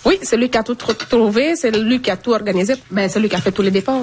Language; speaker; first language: French; non-native, fluent; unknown